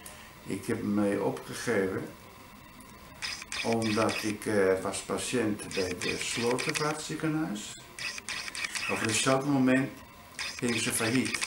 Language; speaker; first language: Dutch; non-native, fluent; Italian